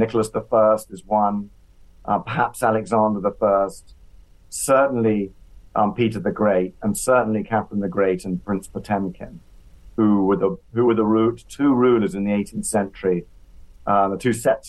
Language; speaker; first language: English; native; English